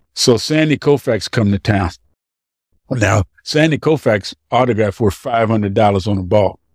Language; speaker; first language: English; native; English